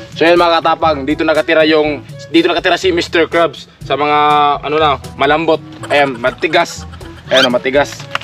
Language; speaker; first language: Filipino; non-native, local second language; Cebuano